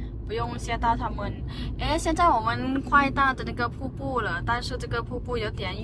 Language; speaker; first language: Chinese; non-native, learner; Thai